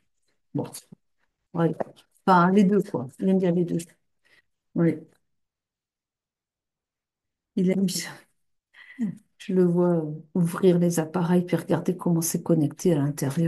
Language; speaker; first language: French; native; French